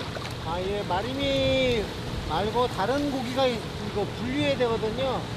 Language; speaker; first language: Korean; native; Korean